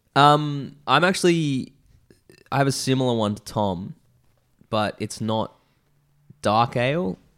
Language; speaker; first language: English; native; English